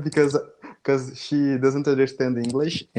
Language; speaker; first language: English; non-native, fluent; Portuguese